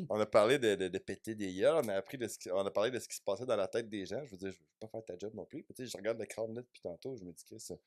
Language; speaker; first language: French; native; French